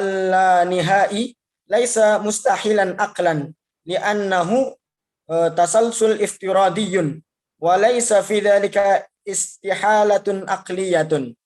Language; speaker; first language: Arabic; non-native, learner; Indonesian